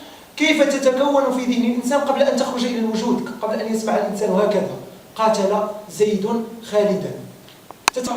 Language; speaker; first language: Arabic; native; Arabic